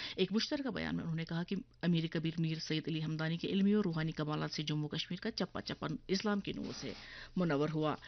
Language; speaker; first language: Urdu; non-native, local second language; Kashmiri